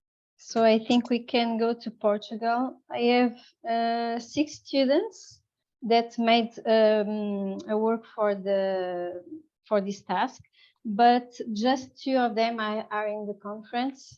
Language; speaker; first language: English; non-native, fluent; Portuguese